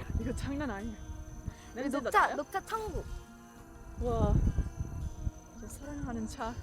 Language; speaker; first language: Korean; non-native, learner; English